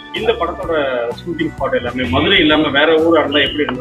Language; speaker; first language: Tamil; native; Tamil